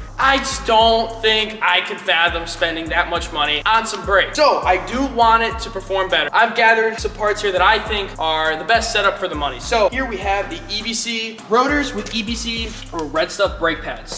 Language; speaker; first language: English; native; English